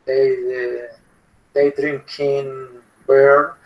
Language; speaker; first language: English; non-native, learner; Spanish